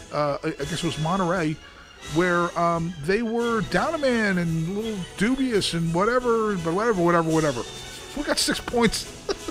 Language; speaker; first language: English; native; English